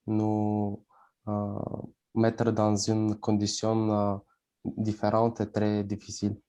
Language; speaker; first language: French; non-native, learner; Bulgarian